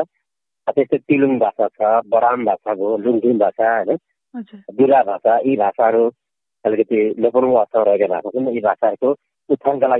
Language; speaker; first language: Nepali; native; Nepali